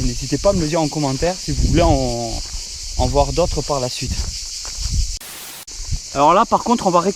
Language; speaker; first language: French; native; French